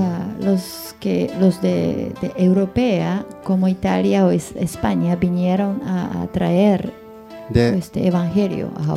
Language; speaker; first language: Spanish; non-native, fluent; Japanese